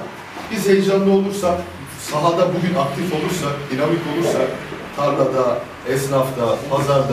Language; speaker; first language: Turkish; native; Turkish